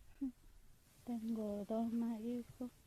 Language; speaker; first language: Spanish; non-native, local second language; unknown